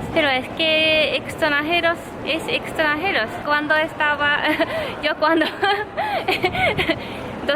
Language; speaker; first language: Spanish; non-native, learner; Japanese